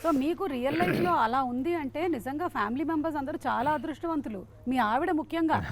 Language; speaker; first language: Telugu; native; Telugu